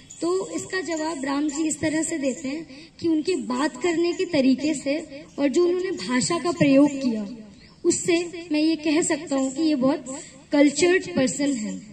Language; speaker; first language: Hindi; native; Hindi